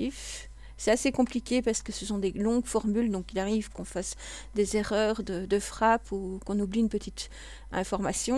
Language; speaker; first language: French; native; French